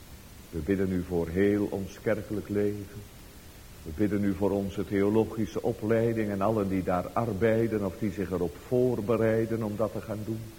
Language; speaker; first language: Dutch; native; Dutch